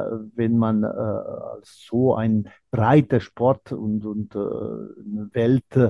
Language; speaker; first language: German; non-native, fluent; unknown